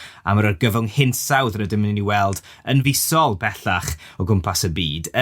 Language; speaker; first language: Welsh; native; Welsh